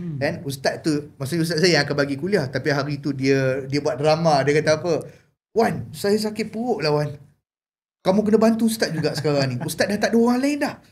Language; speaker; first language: Malay; non-native, local second language; Tamil